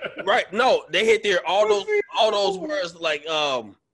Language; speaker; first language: English; native; English